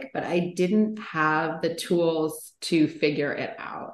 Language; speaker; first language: English; native; English